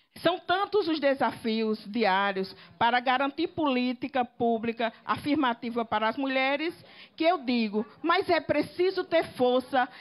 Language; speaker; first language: Portuguese; native; Portuguese